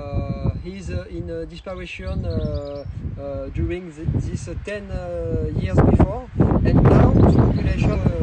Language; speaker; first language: English; non-native, learner; French